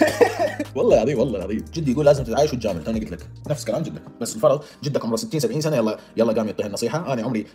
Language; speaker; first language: Arabic; native; Arabic